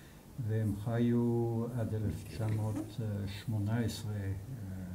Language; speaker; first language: Hebrew; non-native, fluent; Hungarian